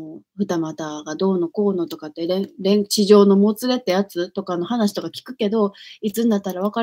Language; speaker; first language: Japanese; native; Japanese